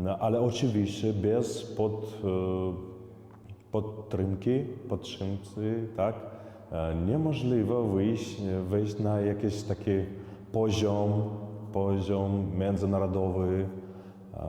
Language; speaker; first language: Polish; non-native, fluent; Belarusian